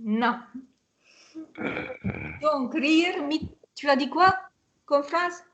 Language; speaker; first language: French; non-native, fluent; Hungarian